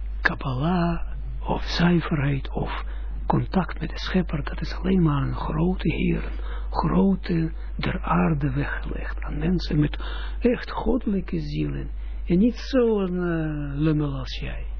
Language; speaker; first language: Dutch; non-native, fluent; Russian